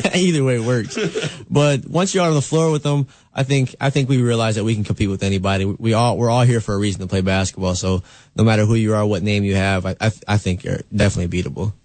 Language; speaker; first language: English; native; English